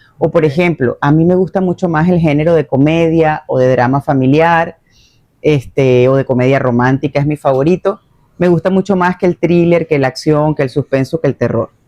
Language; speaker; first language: Spanish; native; Spanish